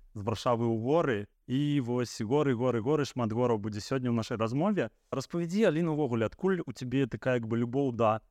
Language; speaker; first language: Belarusian; non-native, local second language; Russian